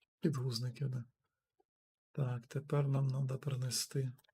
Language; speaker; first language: Ukrainian; native; Ukrainian